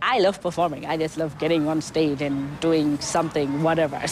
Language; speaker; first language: English; non-native, local second language; Bangla